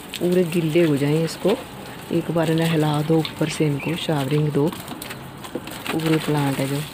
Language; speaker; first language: Hindi; non-native, local second language; Punjabi